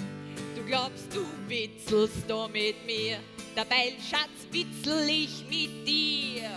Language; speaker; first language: German; native; German